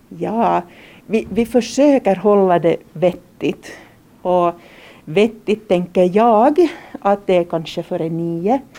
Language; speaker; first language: Swedish; native; Swedish